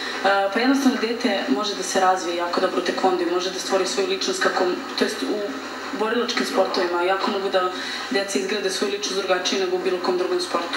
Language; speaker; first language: Serbian; native; Serbian